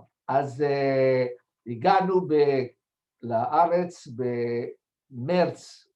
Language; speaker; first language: Hebrew; non-native, fluent; French